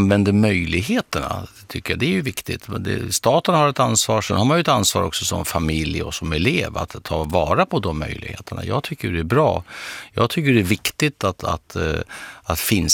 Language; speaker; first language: Swedish; native; Swedish